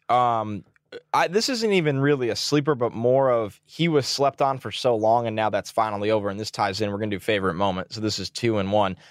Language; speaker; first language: English; native; English